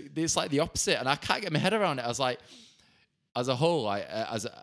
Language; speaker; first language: English; native; English